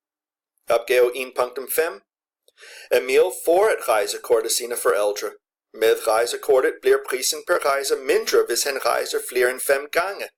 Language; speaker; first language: Danish; non-native, fluent; English